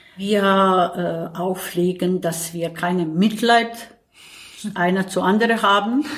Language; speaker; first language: German; non-native, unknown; Bosnian